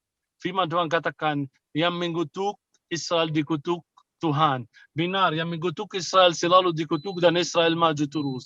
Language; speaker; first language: Indonesian; non-native, fluent; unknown